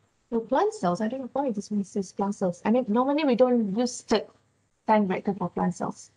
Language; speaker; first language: English; non-native, local second language; Malay